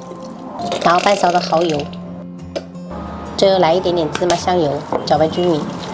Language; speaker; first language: Chinese; native; Chinese